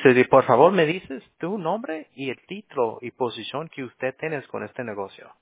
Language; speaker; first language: Spanish; early bilingual, heritage; English